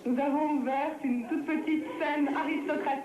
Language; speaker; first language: French; non-native, fluent; Russian